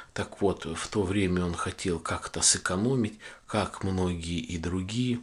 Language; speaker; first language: Russian; native; Russian